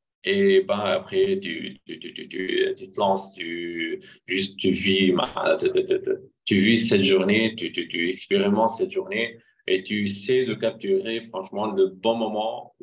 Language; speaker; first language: French; non-native, fluent; Arabic